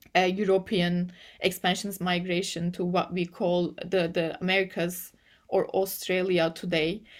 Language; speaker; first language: English; non-native, fluent; Turkish